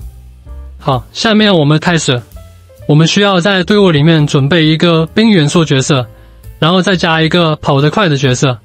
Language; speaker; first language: Chinese; native; Chinese